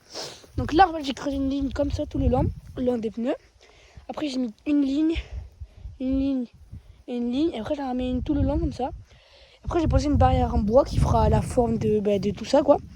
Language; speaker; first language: French; native; French